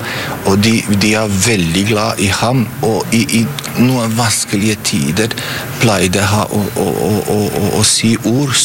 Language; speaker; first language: Norwegian; non-native, fluent; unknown